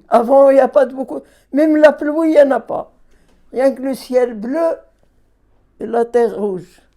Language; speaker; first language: French; non-native, learner; Arabic